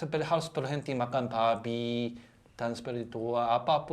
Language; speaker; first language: Indonesian; non-native, learner; Korean